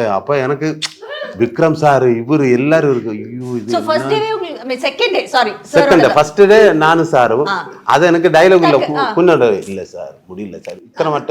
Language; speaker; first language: Tamil; non-native, learner; Malayalam